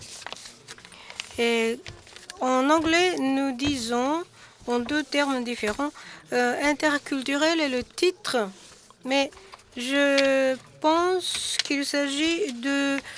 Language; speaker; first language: French; non-native, fluent; Japanese